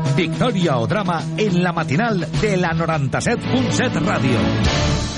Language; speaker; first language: Catalan; native; Catalan